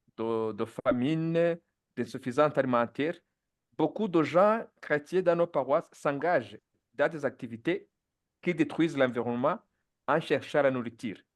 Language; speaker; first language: French; non-native, local second language; Kinyarwanda